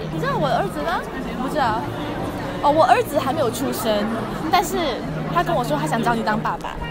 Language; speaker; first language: Chinese; native; Chinese